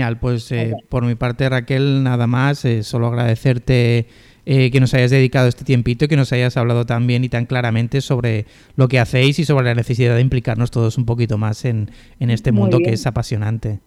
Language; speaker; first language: Spanish; native; Spanish